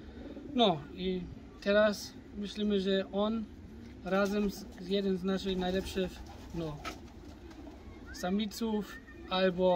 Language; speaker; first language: Polish; early bilingual, heritage; German